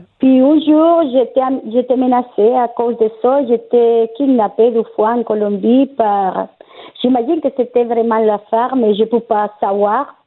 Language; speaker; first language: French; non-native, fluent; Spanish